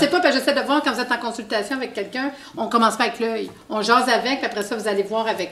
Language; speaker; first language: French; native; French